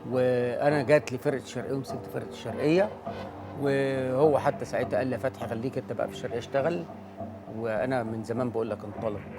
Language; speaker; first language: Arabic; native; Arabic